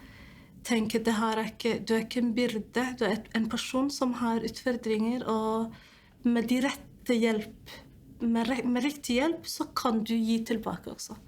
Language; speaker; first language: Norwegian; non-native, fluent; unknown